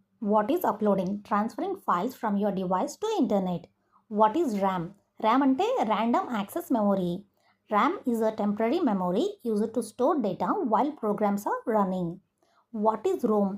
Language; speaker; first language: English; non-native, local second language; Telugu